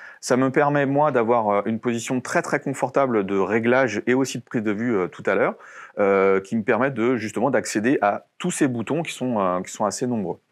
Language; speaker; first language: French; native; French